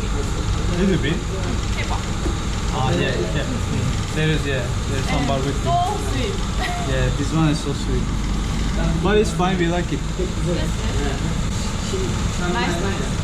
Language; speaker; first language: English; non-native, fluent; Turkish